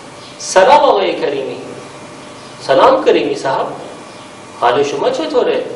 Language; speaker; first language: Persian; non-native, fluent; Urdu